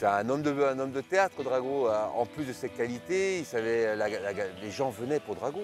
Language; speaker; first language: French; native; French